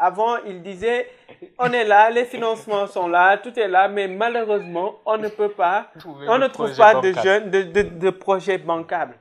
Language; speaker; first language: French; non-native, local second language; Wolof